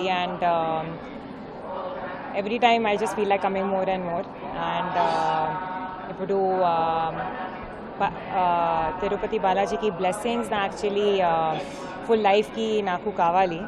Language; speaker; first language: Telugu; non-native, learner; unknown